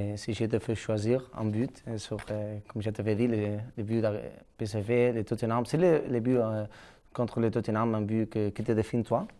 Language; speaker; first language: French; non-native, learner; Catalan